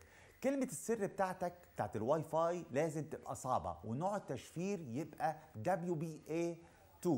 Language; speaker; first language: Arabic; native; Arabic